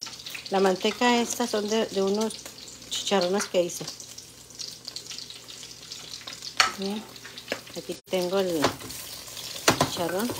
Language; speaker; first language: Spanish; native; Spanish